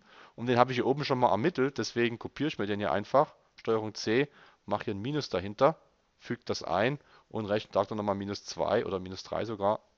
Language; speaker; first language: German; native; German